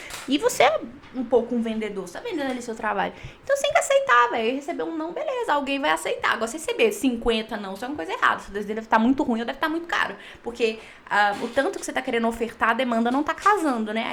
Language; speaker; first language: Portuguese; native; Portuguese